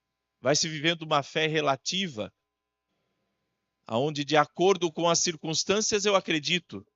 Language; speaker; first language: Portuguese; native; Portuguese